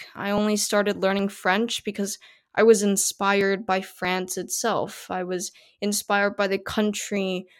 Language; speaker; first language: English; non-native, fluent; Korean